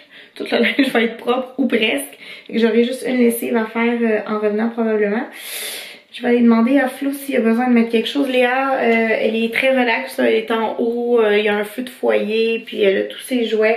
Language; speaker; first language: French; native; French